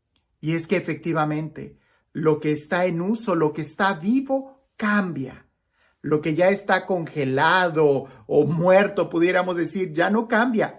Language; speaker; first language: Spanish; native; Spanish